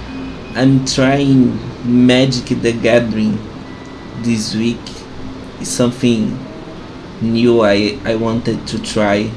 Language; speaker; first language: English; non-native, fluent; Portuguese